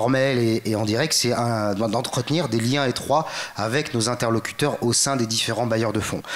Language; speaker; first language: French; native; French